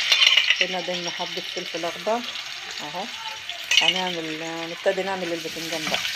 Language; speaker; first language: Arabic; native; Arabic